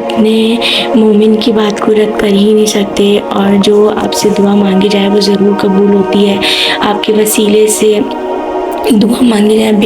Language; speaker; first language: Urdu; native; Urdu